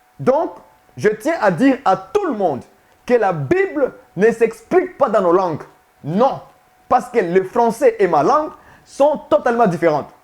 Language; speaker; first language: French; non-native, local second language; Swahili